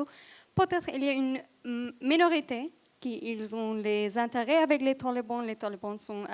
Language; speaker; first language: French; non-native, fluent; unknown